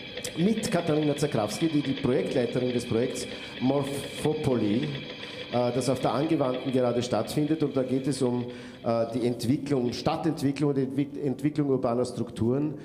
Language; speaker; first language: German; native; German